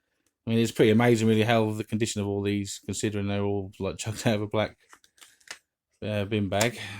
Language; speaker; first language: English; native; English